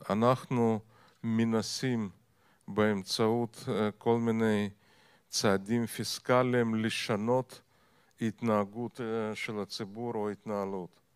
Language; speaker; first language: Hebrew; non-native, fluent; Russian